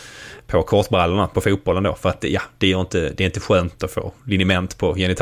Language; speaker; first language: Swedish; native; Swedish